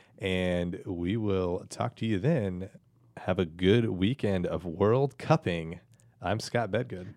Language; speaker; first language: English; native; English